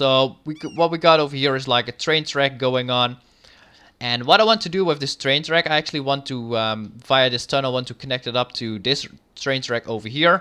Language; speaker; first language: English; non-native, fluent; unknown